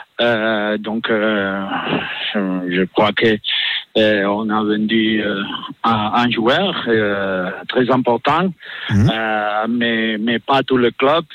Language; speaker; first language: French; non-native, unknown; Catalan